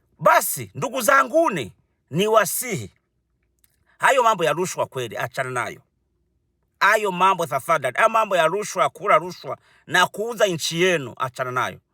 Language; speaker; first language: Swahili; non-native, local second language; Rundi